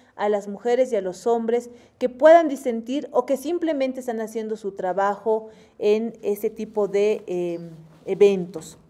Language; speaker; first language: Spanish; native; Spanish